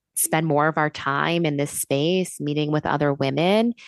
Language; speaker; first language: English; native; English